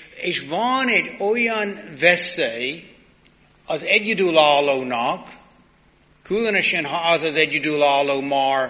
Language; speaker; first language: Hungarian; non-native, learner; English